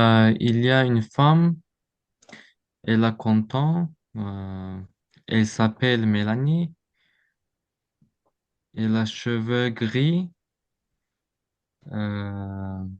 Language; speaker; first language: French; non-native, learner; Azerbaijani